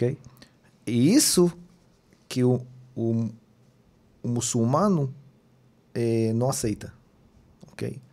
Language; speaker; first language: Portuguese; non-native, fluent; Hebrew